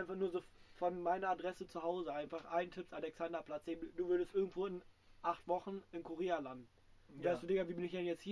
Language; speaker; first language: German; native; German